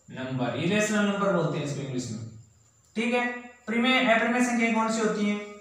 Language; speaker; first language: Hindi; native; Hindi